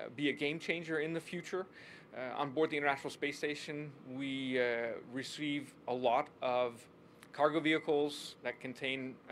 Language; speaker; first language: English; non-native, fluent; Danish